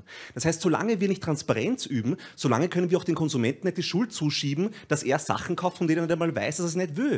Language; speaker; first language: German; native; German